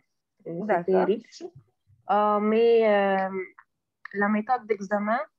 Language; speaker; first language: French; non-native, learner; Arabic